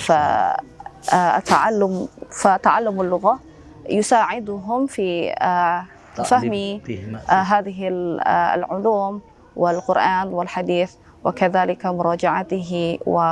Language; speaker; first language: Arabic; non-native, fluent; Indonesian